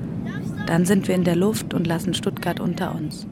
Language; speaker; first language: German; native; German